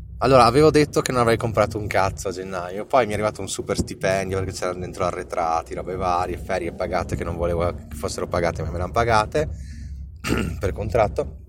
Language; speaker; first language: Italian; native; Italian